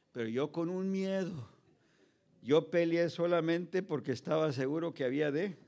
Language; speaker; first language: Spanish; early bilingual, heritage; Spanish